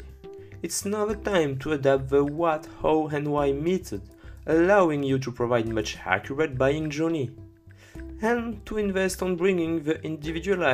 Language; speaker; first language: English; non-native, fluent; French